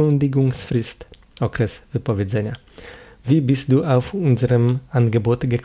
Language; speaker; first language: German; non-native, fluent; Polish